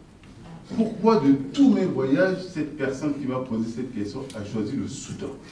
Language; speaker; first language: French; non-native, local second language; Sango